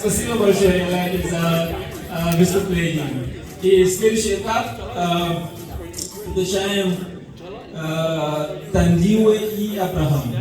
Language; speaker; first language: Russian; non-native, fluent; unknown